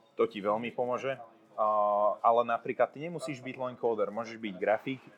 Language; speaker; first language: Slovak; non-native, local second language; Hungarian